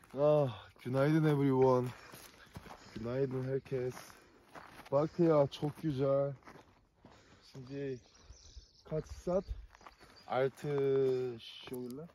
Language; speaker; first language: Turkish; non-native, learner; Korean